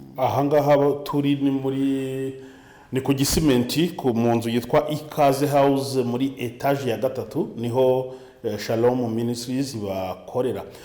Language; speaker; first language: Kinyarwanda; native; Kinyarwanda